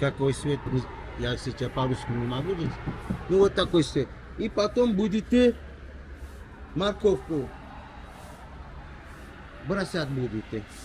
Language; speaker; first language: Russian; non-native, learner; Uzbek